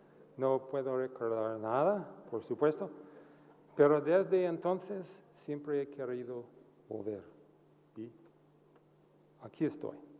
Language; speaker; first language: Spanish; non-native, learner; English